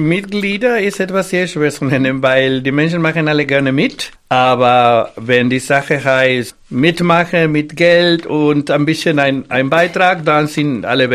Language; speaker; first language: German; non-native, fluent; Spanish